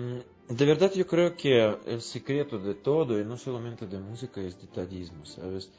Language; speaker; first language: Spanish; non-native, fluent; Russian